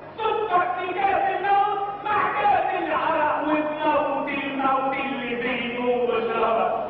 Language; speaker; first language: Arabic; native; Arabic